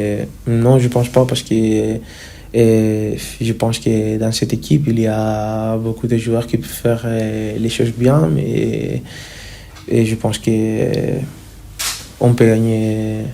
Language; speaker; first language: French; non-native, fluent; Spanish